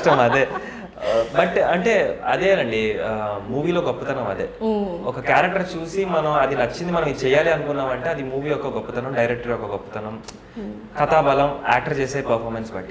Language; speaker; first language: Telugu; native; Telugu